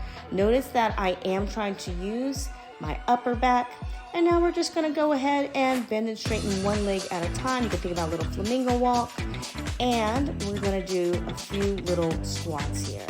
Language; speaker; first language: English; native; English